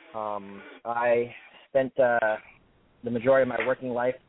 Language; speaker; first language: English; native; English